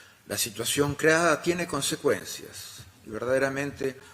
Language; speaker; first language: Spanish; native; Spanish